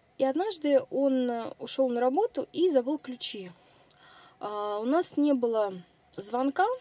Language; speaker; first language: Russian; native; Russian